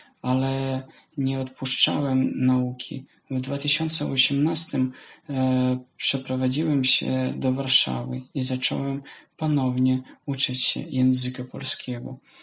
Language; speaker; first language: Polish; non-native, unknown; Russian